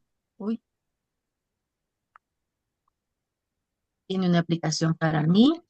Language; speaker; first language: Spanish; native; Spanish